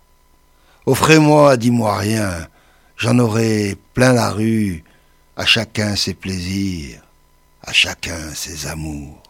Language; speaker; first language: French; native; French